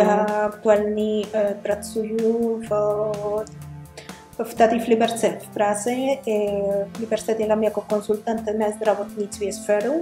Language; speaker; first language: Czech; non-native, learner; Spanish